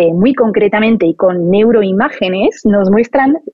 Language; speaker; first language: Spanish; non-native, fluent; French